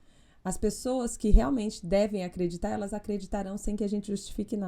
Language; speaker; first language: Portuguese; native; Portuguese